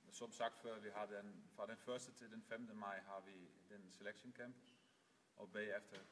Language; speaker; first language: Danish; non-native, fluent; Dutch